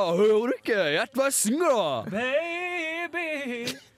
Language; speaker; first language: Norwegian; early bilingual, other home language; English